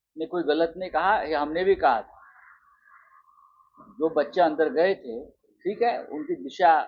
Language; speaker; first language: Hindi; non-native, local second language; Marathi